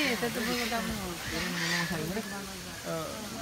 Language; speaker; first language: Russian; non-native, fluent; Azerbaijani